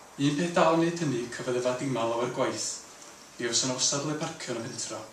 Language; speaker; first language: Welsh; native; Welsh